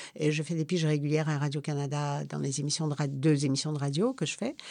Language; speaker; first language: French; non-native, fluent; Polish